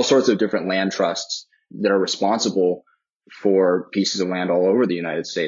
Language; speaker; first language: English; native; English